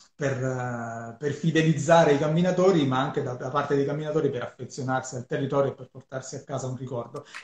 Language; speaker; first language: Italian; native; Italian